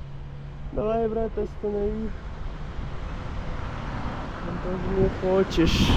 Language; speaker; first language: Russian; non-native, learner; Urdu